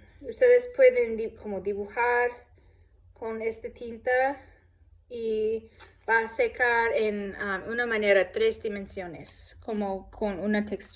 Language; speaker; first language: Spanish; non-native, learner; English